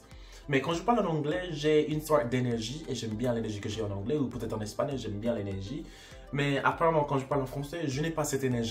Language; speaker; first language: French; non-native, fluent; English